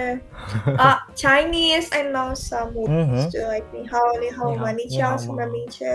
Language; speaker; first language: English; non-native, learner; Indonesian